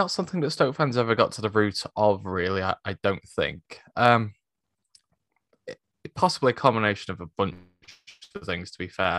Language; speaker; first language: English; native; English